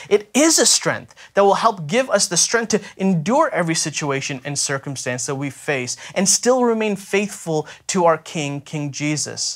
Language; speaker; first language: English; native; English